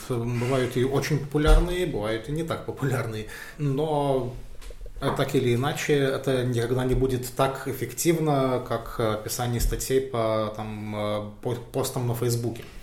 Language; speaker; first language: Russian; non-native, fluent; Lithuanian